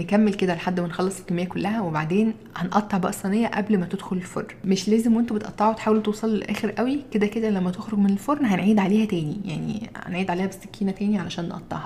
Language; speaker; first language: Arabic; native; Arabic